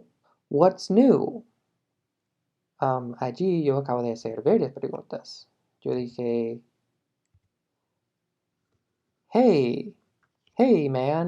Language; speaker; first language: Spanish; non-native, fluent; English